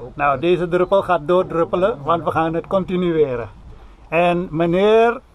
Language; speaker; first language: Dutch; native; Dutch